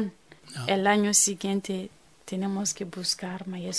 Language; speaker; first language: Spanish; non-native, fluent; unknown